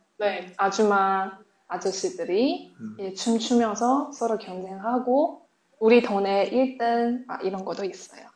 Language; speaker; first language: Korean; non-native, fluent; Chinese